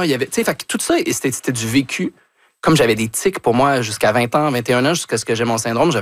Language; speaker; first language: French; native; French